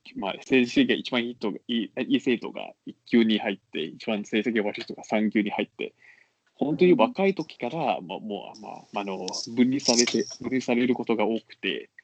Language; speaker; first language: Japanese; non-native, fluent; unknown